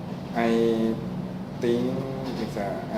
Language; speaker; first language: English; non-native, learner; Thai